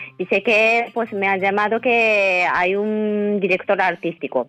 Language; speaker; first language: Spanish; non-native, fluent; Japanese